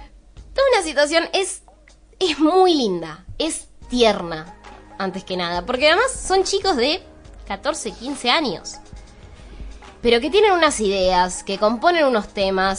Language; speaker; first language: Spanish; native; Spanish